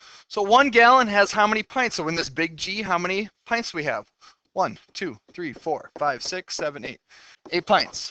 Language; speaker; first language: English; native; English